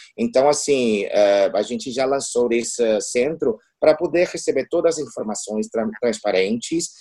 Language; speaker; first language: Portuguese; non-native, fluent; Chinese